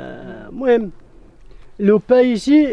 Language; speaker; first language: French; non-native, learner; Arabic